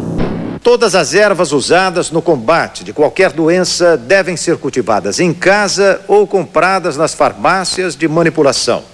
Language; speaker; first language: Portuguese; native; Portuguese